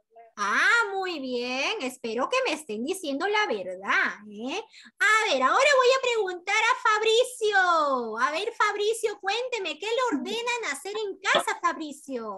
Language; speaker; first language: Spanish; native; Spanish